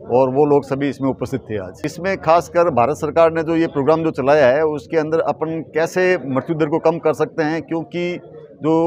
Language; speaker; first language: Hindi; native; Hindi